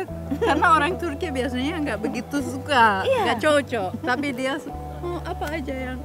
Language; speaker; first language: Indonesian; non-native, fluent; English